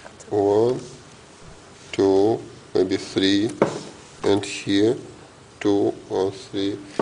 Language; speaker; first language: English; non-native, learner; Russian